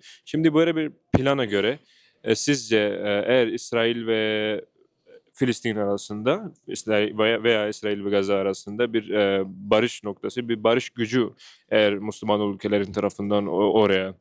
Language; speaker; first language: Turkish; non-native, fluent; Urdu